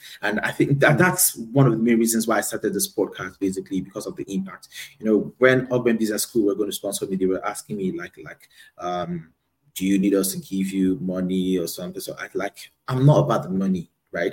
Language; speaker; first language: English; non-native, local second language; Yoruba